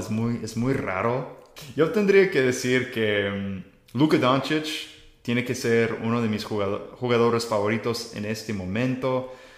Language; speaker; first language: Spanish; non-native, fluent; English